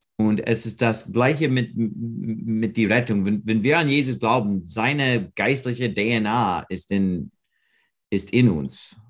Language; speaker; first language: German; non-native, learner; English